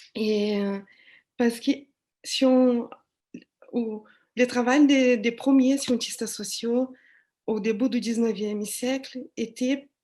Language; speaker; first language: French; non-native, fluent; Portuguese